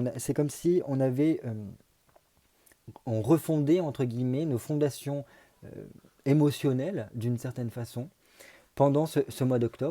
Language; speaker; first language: French; native; French